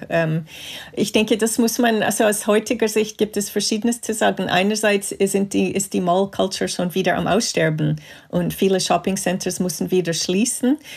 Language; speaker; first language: German; non-native, fluent; English